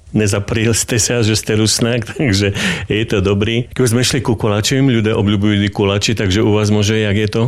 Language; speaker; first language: Slovak; native; Slovak